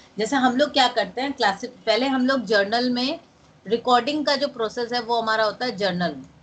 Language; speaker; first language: Hindi; non-native, local second language; Bangla